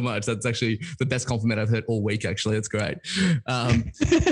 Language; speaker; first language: English; native; English